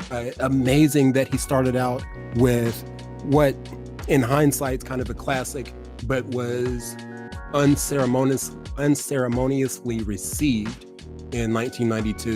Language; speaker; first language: English; native; English